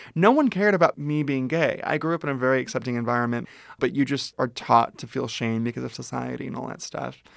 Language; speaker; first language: English; native; English